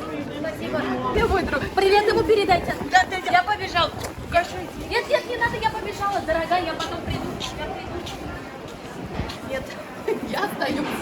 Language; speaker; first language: Russian; native; Russian